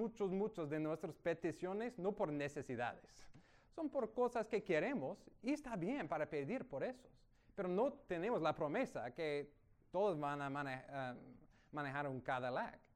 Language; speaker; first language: Spanish; non-native, fluent; English